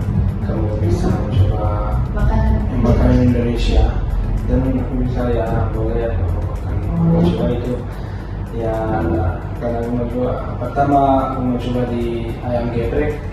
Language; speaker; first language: Indonesian; non-native, learner; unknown